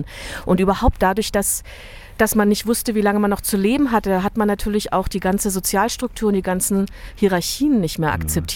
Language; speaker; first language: German; native; German